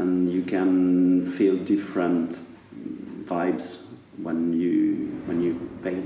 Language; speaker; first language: English; non-native, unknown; Italian